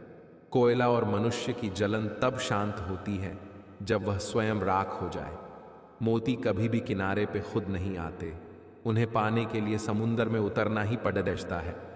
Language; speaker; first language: Hindi; native; Hindi